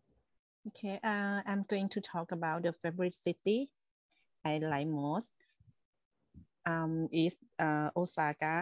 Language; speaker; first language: English; non-native, learner; Thai